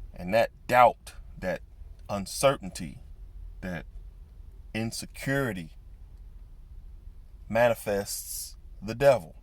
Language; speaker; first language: English; native; English